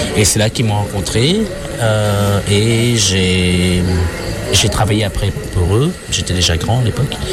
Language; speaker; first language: French; non-native, fluent; Khmer